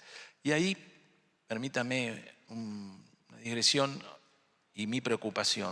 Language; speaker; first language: Spanish; native; Spanish